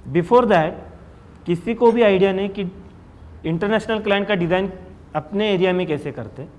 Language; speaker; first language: Hindi; non-native, local second language; Marathi